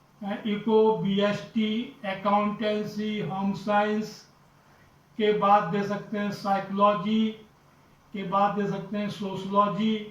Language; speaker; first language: Hindi; native; Hindi